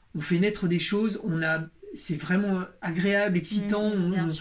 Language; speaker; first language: French; native; French